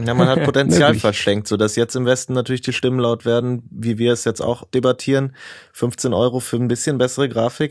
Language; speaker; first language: German; native; German